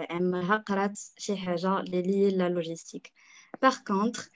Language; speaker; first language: French; non-native, local second language; Arabic